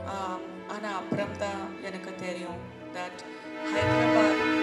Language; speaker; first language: Tamil; non-native, fluent; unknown